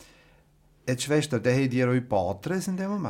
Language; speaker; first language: German; native; German